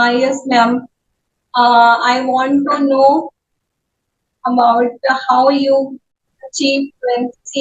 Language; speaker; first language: English; non-native, learner; Hindi